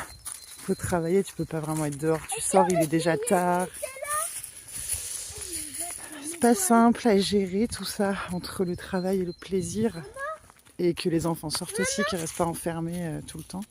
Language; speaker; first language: French; native; French